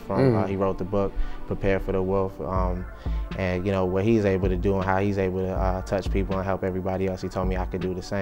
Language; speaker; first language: English; native; English